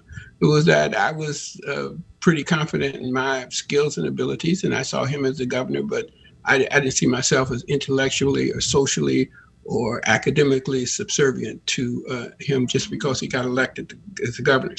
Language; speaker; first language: English; native; English